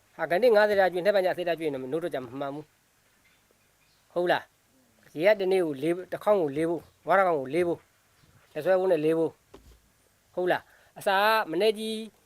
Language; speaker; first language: Burmese; native; Burmese